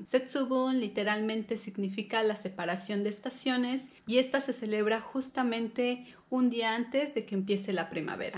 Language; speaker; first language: Spanish; native; Spanish